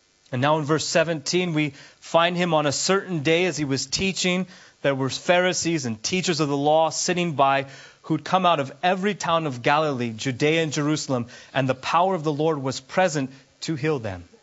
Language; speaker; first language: English; native; English